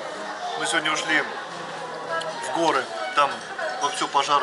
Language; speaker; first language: Russian; native; Russian